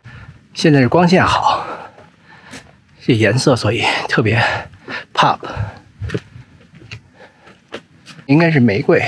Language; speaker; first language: Chinese; native; Chinese